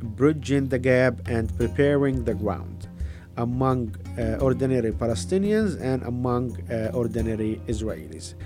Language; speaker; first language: English; non-native, fluent; Arabic